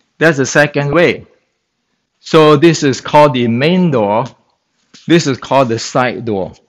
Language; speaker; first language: English; non-native, fluent; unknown